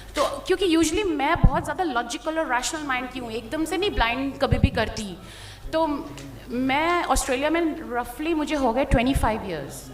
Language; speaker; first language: Hindi; native; Hindi